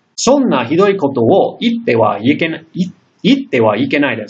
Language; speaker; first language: Japanese; non-native, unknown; English